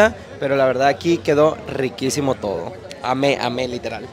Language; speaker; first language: Spanish; native; Spanish